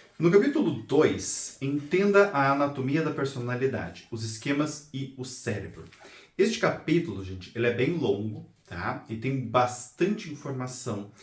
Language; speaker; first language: Portuguese; native; Portuguese